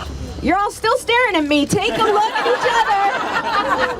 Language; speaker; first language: English; native; English